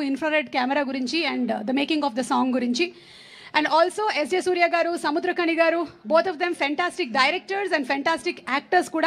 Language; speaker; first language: Telugu; native; Telugu